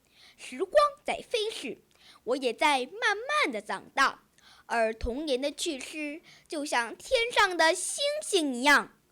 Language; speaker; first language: Chinese; early bilingual, heritage; Chinese